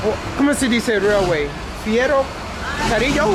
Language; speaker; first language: Spanish; non-native, learner; English